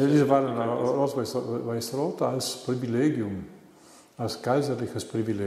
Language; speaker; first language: German; non-native, learner; Italian